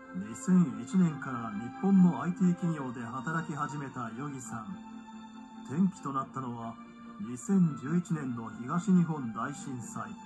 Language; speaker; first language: Japanese; native; Japanese